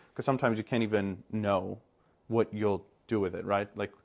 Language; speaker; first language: English; non-native, fluent; Greek